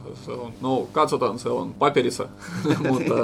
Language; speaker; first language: Finnish; non-native, learner; Russian